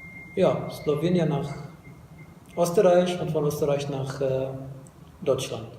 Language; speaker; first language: German; non-native, fluent; Arabic